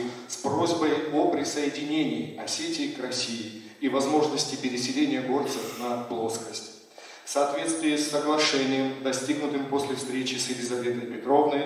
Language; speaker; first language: Russian; native; Russian